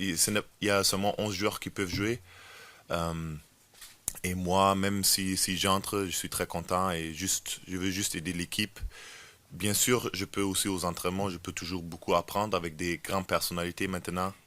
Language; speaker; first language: French; non-native, fluent; German